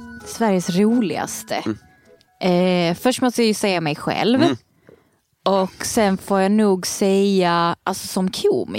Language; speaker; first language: Swedish; native; Swedish